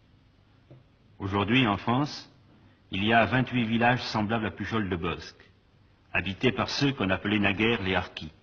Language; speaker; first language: French; native; French